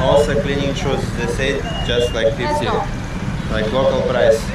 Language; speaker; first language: English; non-native, learner; Russian